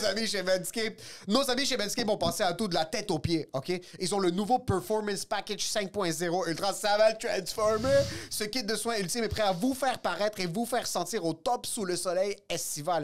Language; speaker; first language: French; native; French